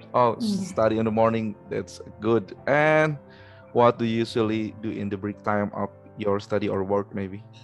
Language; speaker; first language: English; non-native, learner; Indonesian